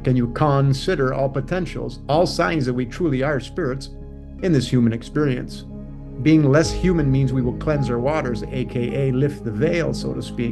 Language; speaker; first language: English; native; English